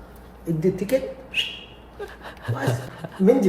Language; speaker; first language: Arabic; non-native, learner; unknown